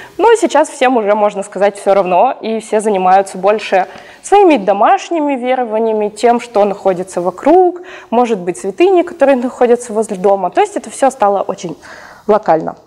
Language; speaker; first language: Russian; native; Russian